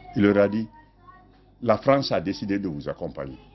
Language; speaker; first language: French; non-native, local second language; Mandingo